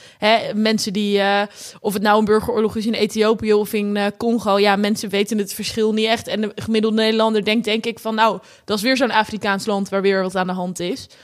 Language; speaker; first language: Dutch; early bilingual, other home language; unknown